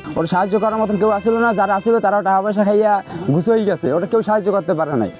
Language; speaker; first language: Bangla; native; Bangla